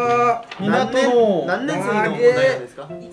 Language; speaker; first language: Japanese; non-native, learner; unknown